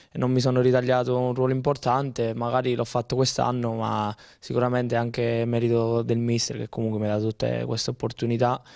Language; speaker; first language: Italian; native; Italian